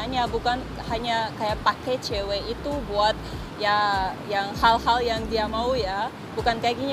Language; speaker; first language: Indonesian; non-native, fluent; Russian